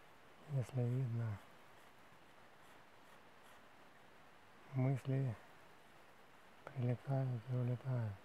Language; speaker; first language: Russian; native; Russian